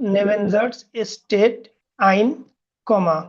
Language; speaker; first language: German; non-native, learner; Bangla